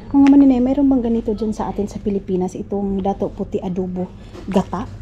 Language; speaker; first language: Filipino; non-native, local second language; Cebuano